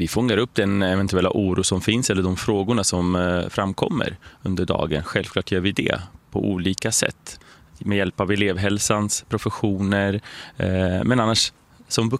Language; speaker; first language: Swedish; native; Swedish